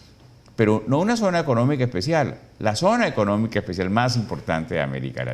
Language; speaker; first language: Spanish; native; Spanish